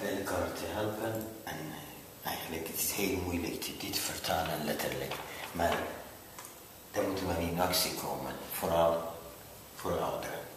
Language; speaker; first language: Dutch; non-native, learner; Persian